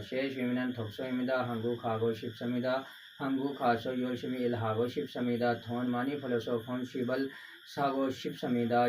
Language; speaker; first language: Korean; non-native, learner; Bangla